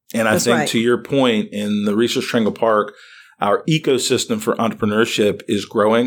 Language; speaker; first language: English; native; English